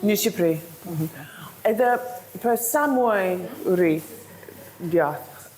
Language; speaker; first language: Albanian; non-native, learner; English